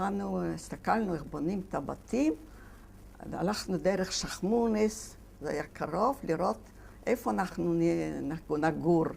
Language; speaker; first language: Hebrew; non-native, fluent; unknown